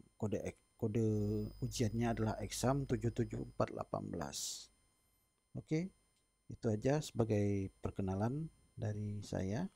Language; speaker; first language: Indonesian; native; Indonesian